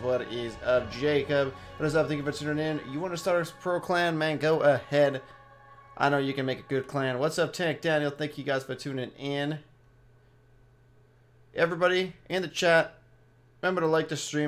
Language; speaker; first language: English; early bilingual, other home language; Spanish